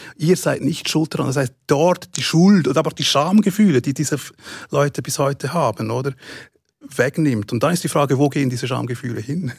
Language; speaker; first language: German; native; German